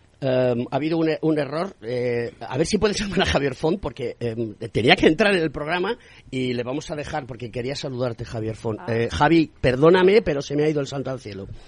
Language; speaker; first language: Spanish; native; Spanish